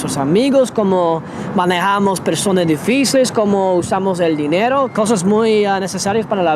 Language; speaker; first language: Spanish; non-native, fluent; English